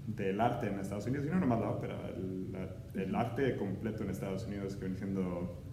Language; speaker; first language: Spanish; native; Spanish